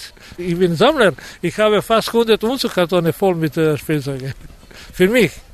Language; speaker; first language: German; non-native, fluent; Croatian